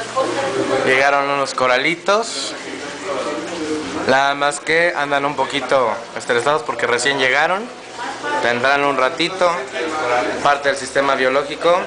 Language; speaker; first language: Spanish; native; Spanish